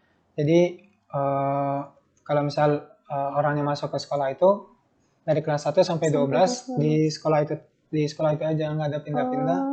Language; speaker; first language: Indonesian; non-native, fluent; Turkmen